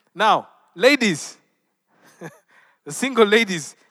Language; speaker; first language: English; non-native, local second language; Luo (Kenya and Tanzania)